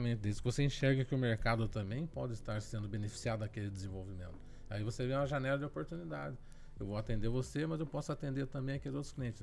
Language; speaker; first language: Portuguese; native; Portuguese